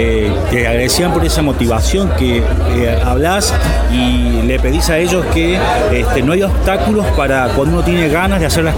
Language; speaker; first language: Spanish; native; Spanish